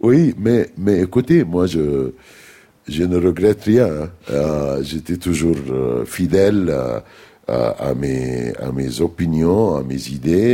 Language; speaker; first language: French; non-native, fluent; Arabic